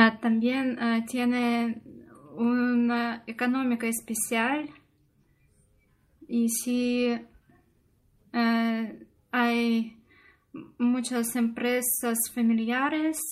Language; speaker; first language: Spanish; non-native, learner; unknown